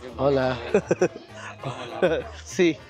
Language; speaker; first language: Spanish; non-native, learner; Filipino